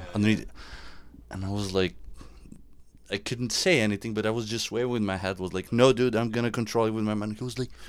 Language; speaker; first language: English; non-native, fluent; Serbian